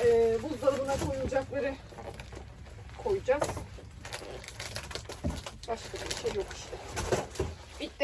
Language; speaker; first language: Turkish; early bilingual, other home language; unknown